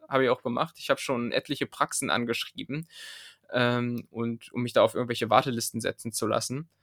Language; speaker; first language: German; native; German